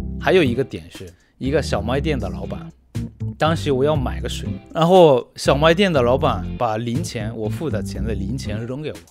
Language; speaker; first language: Chinese; non-native, fluent; Japanese